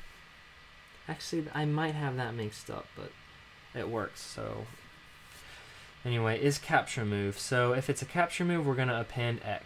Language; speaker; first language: English; native; English